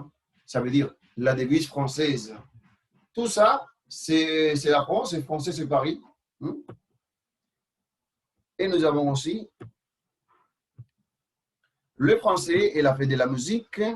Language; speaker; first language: French; non-native, fluent; Spanish